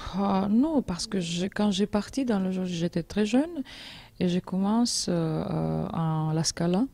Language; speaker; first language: French; non-native, learner; Georgian